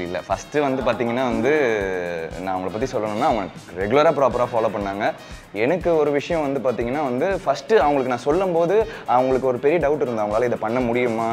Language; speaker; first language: Tamil; native; Tamil